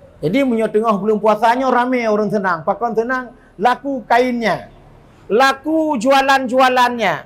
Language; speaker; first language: Malay; non-native, local second language; Achinese